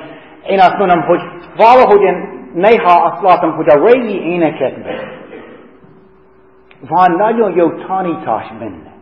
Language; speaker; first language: Hungarian; non-native, fluent; English